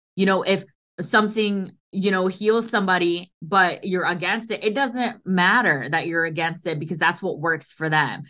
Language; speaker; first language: English; early bilingual, other home language; Hindi